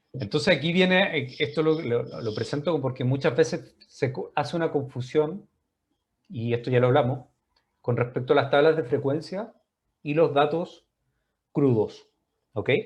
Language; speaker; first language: Spanish; native; Spanish